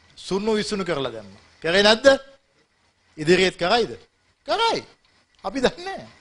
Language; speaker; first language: Sinhala; native; Sinhala